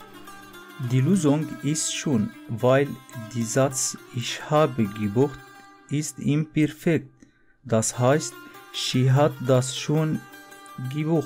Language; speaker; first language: German; non-native, learner; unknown